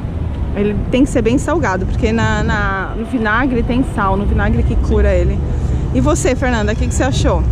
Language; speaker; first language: Portuguese; native; Portuguese